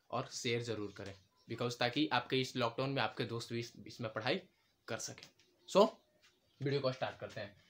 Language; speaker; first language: Hindi; native; Hindi